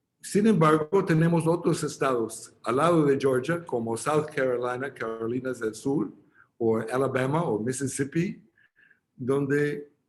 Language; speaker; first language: Spanish; non-native, fluent; English